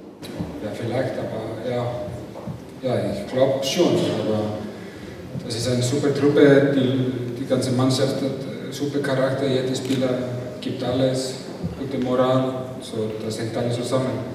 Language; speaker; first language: German; non-native, learner; Icelandic